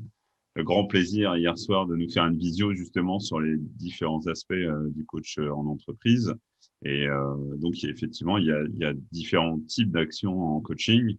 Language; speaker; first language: French; native; French